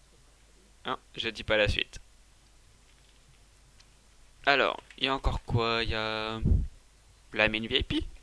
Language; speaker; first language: French; native; French